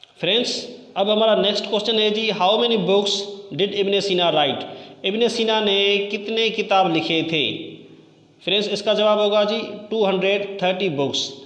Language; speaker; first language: Urdu; non-native, local second language; Sindhi